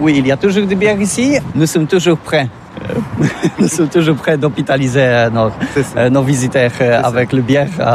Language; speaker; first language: French; non-native, learner; Polish